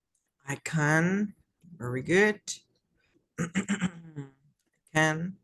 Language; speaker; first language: English; non-native, fluent; Spanish